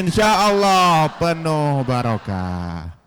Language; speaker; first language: Indonesian; native; Indonesian